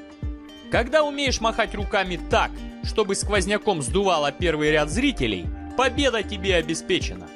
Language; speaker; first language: Russian; native; Russian